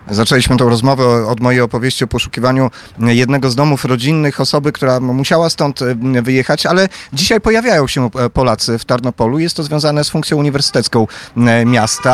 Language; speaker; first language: Polish; native; Polish